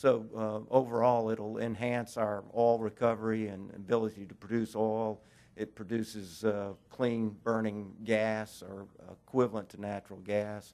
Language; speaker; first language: English; native; English